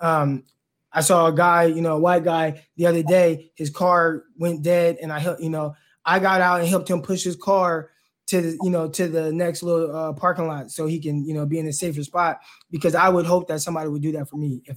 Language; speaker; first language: English; native; English